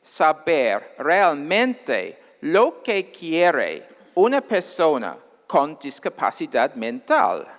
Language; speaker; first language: Spanish; non-native, fluent; English